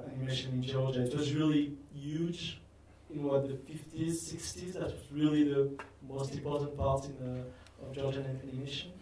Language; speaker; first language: English; non-native, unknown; French